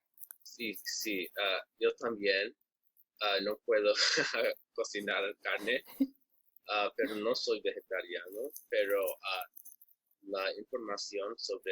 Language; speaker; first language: Spanish; non-native, learner; English